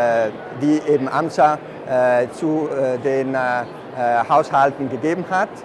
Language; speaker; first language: German; non-native, fluent; Italian